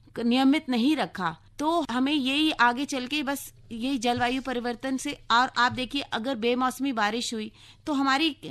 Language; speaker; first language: Hindi; native; Hindi